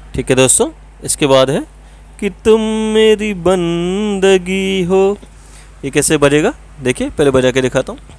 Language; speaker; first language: Hindi; native; Hindi